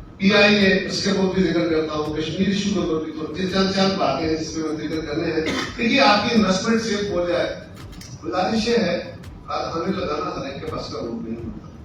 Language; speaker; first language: Urdu; non-native, local second language; Punjabi